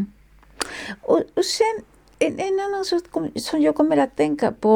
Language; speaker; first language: Swedish; non-native, fluent; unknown